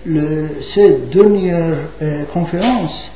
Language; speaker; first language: French; non-native, fluent; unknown